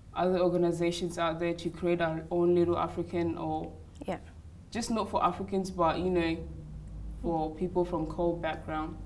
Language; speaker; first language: English; native; English